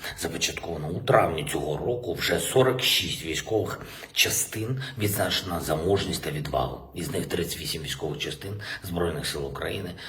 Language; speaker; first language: Ukrainian; non-native, local second language; Russian